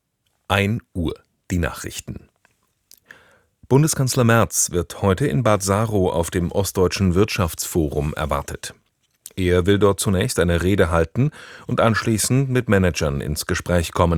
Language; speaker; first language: German; native; German